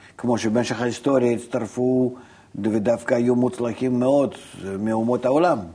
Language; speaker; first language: Hebrew; non-native, fluent; Russian